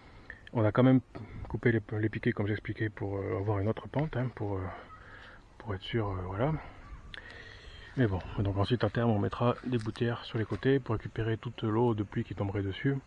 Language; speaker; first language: French; native; French